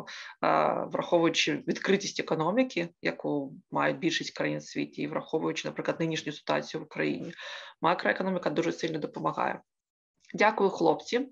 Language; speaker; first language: Ukrainian; native; Ukrainian